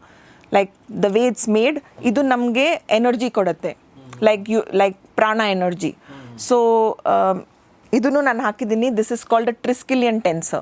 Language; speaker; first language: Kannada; non-native, local second language; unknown